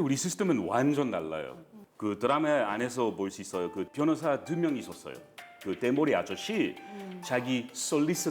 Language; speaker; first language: Korean; non-native, fluent; English